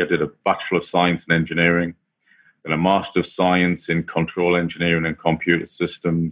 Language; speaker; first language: English; native; English